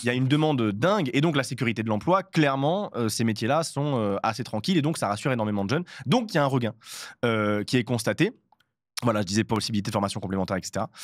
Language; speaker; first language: French; native; French